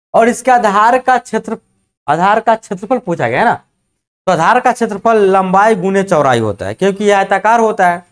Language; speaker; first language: Hindi; native; Hindi